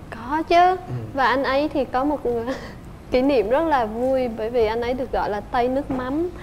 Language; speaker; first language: Vietnamese; native; Vietnamese